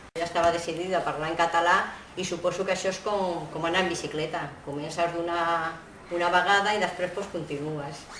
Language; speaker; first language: Catalan; non-native, fluent; Spanish